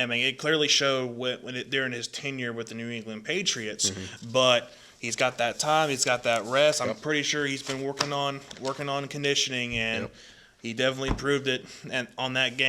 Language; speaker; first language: English; native; English